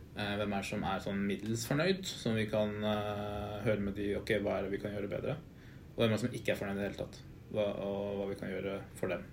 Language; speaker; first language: Norwegian; early bilingual, other home language; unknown